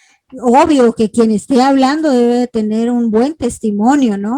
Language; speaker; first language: Spanish; native; Spanish